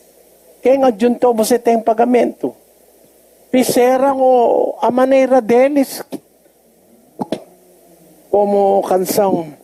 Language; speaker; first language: Portuguese; non-native, learner; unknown